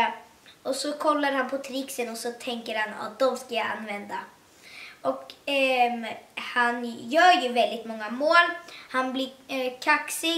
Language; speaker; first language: Swedish; early bilingual, other home language; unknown